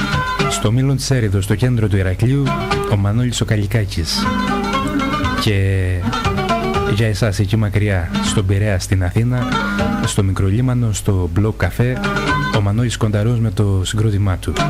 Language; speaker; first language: Greek; native; Greek